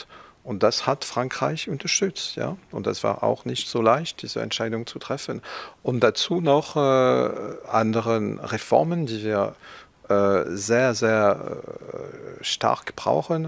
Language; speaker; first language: German; non-native, fluent; French